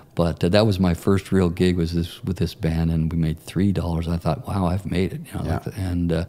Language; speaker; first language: English; native; English